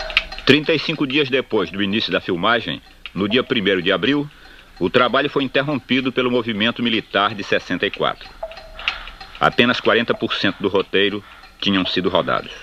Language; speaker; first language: Portuguese; native; Portuguese